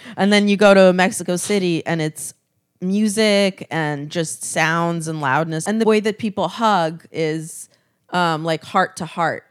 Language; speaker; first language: English; early bilingual, other home language; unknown